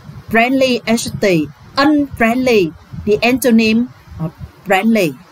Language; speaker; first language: English; non-native, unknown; Vietnamese